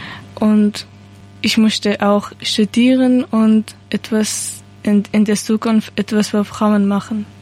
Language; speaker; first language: German; non-native, learner; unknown